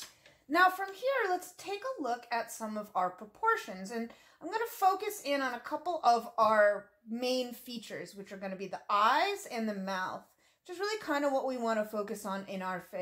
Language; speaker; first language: English; native; English